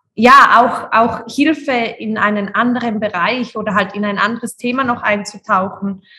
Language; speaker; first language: German; native; German